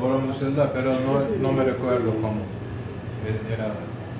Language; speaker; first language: Spanish; non-native, learner; Turkish